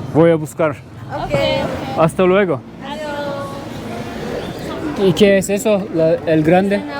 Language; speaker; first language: Spanish; non-native, learner; Turkish